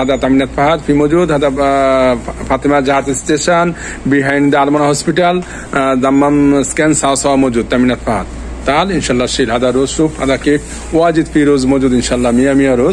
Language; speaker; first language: Arabic; non-native, learner; Bangla